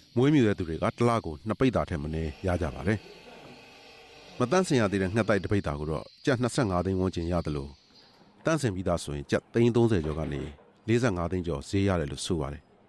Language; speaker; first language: Burmese; native; Burmese